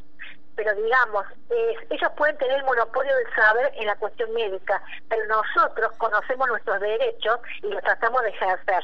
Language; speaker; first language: Spanish; native; Spanish